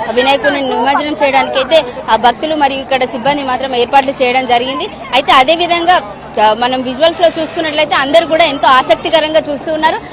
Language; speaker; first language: Telugu; native; Telugu